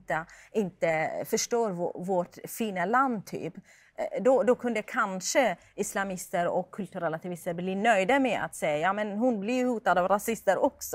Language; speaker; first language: Swedish; non-native, fluent; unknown